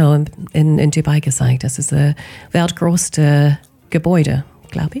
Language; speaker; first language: German; non-native, fluent; English